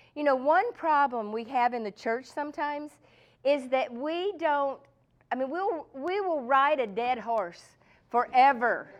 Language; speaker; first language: English; native; English